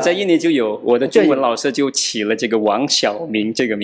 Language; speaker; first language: Chinese; non-native, fluent; Madurese